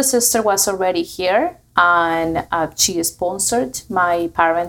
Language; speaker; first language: English; non-native, fluent; Spanish